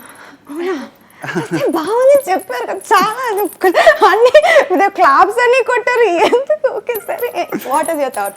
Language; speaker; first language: Telugu; non-native, fluent; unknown